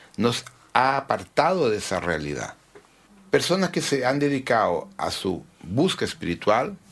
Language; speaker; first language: Spanish; early bilingual, heritage; Spanish